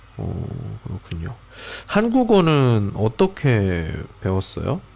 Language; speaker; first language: Korean; native; Korean